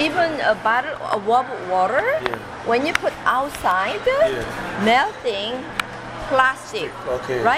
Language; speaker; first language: English; non-native, learner; Korean